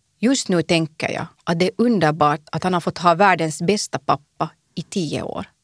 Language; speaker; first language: Swedish; native; Swedish